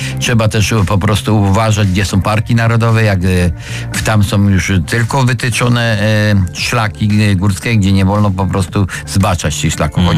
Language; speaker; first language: Polish; native; Polish